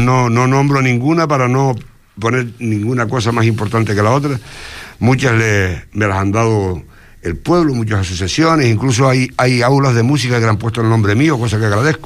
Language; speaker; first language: Spanish; native; Spanish